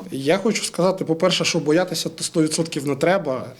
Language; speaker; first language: Ukrainian; non-native, local second language; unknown